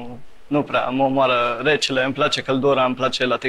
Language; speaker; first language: Romanian; early bilingual, heritage; Romanian